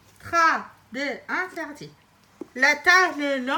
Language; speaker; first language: French; native; French